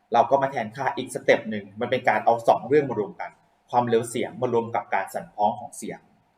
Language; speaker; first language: Thai; native; Thai